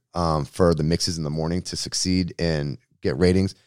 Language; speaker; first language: English; native; English